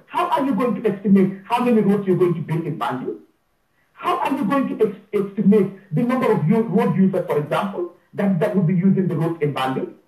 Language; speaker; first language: English; non-native, local second language; Wolof